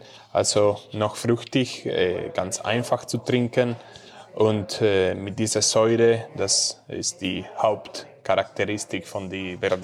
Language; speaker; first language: German; non-native, learner; Spanish